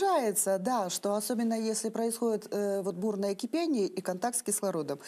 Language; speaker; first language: Russian; native; Russian